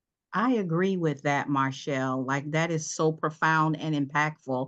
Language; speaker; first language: English; native; English